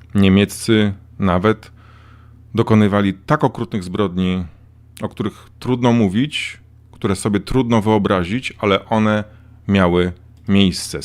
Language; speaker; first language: Polish; native; Polish